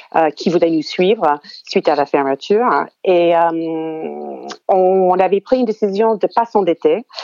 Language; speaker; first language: French; non-native, fluent; English